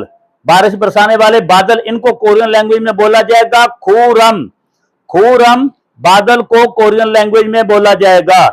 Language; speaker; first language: Hindi; non-native, local second language; Punjabi